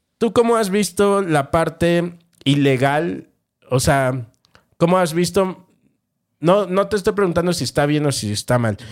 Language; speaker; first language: Spanish; native; Spanish